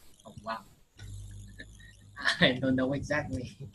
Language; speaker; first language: English; non-native, learner; Vietnamese